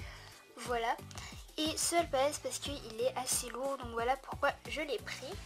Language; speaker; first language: French; native; French